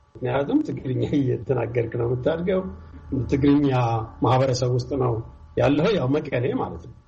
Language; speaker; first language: Amharic; non-native, local second language; Tigrinya